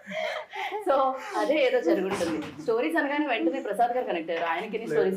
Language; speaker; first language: Telugu; native; Telugu